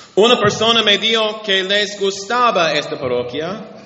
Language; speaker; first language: Spanish; non-native, learner; English